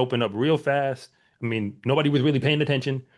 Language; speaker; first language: English; native; English